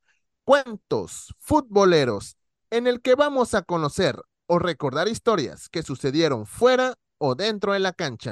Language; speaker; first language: Spanish; native; Spanish